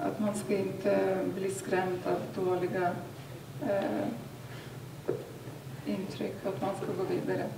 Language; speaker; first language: Swedish; non-native, fluent; Lithuanian